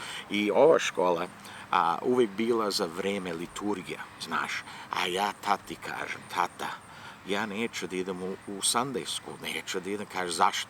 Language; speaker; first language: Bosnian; early bilingual, heritage; Serbian